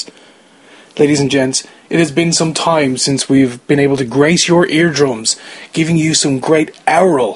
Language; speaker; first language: English; native; English